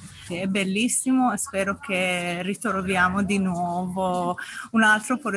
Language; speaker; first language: Italian; non-native, fluent; Persian